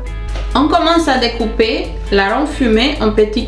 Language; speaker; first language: French; non-native, fluent; Spanish